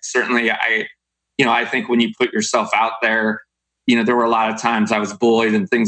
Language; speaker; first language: English; native; English